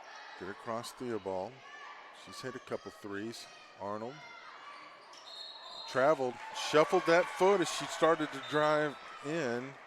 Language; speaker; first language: English; native; English